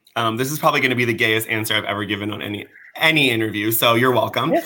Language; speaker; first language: English; early bilingual, other home language; Persian